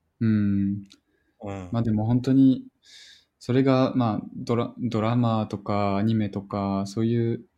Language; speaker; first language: Japanese; non-native, fluent; French